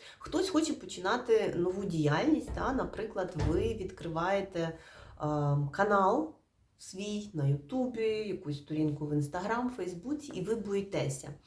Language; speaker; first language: Ukrainian; native; Ukrainian